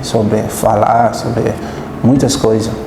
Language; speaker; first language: Portuguese; non-native, fluent; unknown